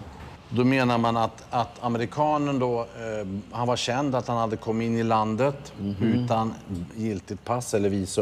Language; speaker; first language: Swedish; native; Swedish